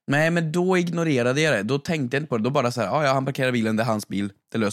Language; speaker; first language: Swedish; native; Swedish